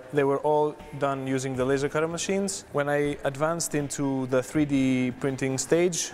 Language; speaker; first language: English; non-native, fluent; Greek